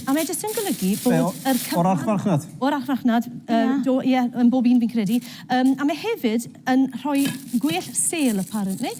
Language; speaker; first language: Welsh; native; Welsh